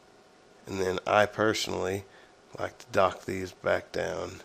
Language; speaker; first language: English; native; English